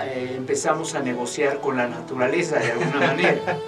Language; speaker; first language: Spanish; native; Spanish